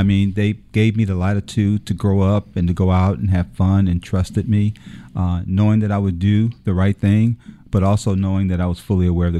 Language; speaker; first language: English; native; English